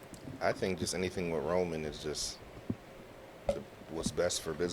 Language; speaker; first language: English; native; English